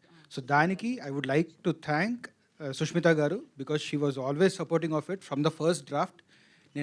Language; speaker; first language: Telugu; native; Telugu